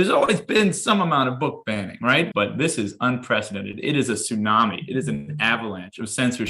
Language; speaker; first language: English; native; English